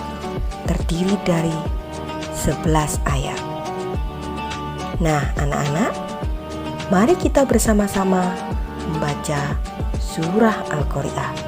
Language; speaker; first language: Indonesian; native; Indonesian